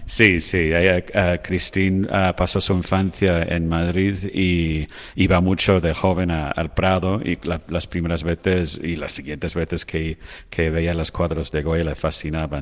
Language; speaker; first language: Spanish; non-native, fluent; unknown